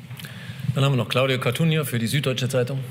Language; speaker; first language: German; native; German